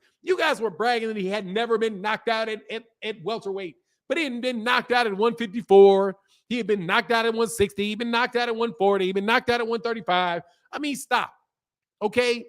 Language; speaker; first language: English; native; English